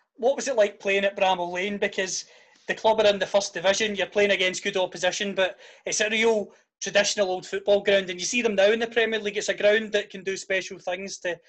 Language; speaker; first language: English; native; English